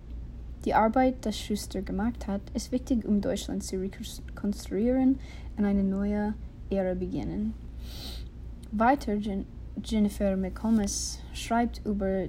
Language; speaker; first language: German; non-native, learner; English